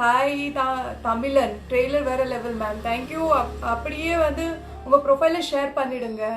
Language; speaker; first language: Tamil; non-native, local second language; Kannada